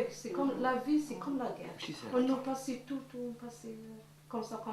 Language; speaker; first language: French; non-native, learner; Arabic